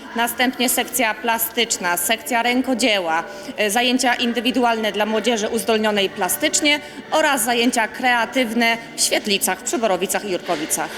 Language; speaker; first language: Polish; native; Polish